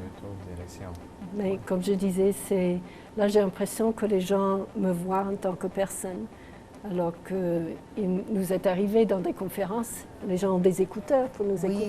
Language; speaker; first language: French; non-native, local second language; English